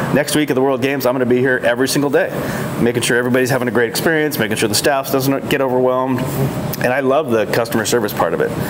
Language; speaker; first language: English; native; English